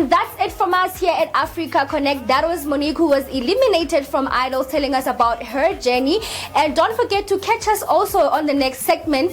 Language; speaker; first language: English; non-native, local second language; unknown